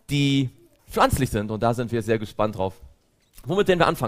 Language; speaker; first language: German; native; German